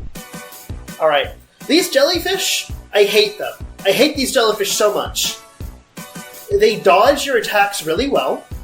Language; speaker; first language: English; native; English